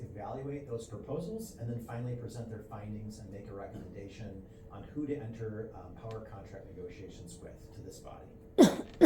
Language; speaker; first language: English; native; English